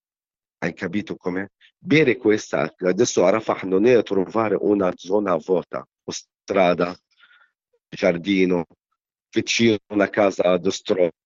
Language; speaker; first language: Italian; non-native, learner; Arabic